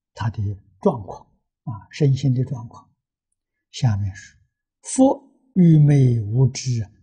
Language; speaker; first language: Chinese; native; Chinese